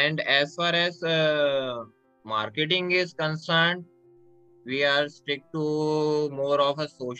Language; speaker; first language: English; non-native, local second language; Hindi